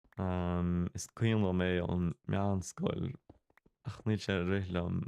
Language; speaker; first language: Irish; non-native, local second language; English